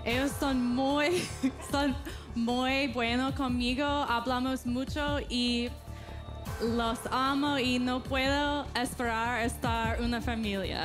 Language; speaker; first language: Spanish; non-native, learner; English